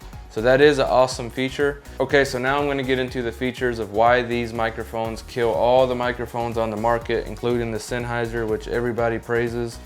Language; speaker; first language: English; native; English